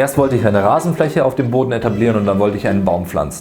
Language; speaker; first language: German; native; German